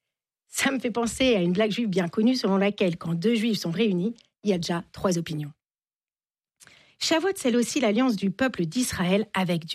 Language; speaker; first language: French; native; French